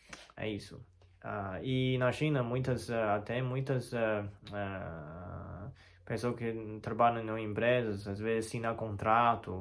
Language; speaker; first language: Portuguese; non-native, learner; Chinese